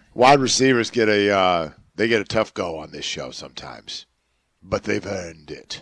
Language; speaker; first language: English; native; English